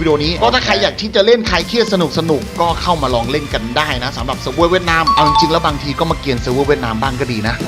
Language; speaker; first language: Thai; native; Thai